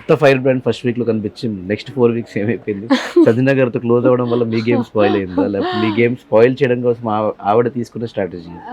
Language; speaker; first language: Telugu; native; Telugu